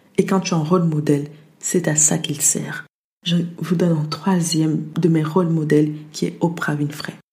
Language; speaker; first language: French; early bilingual, other home language; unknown